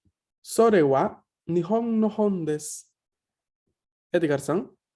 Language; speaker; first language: Japanese; non-native, fluent; Spanish